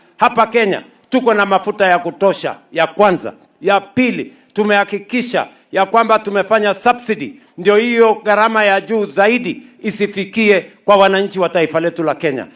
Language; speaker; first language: Swahili; non-native, local second language; Kalenjin